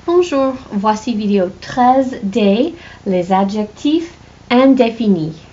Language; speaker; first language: French; non-native, fluent; English